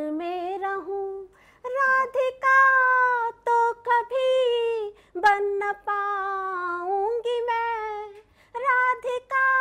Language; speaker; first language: Hindi; native; Hindi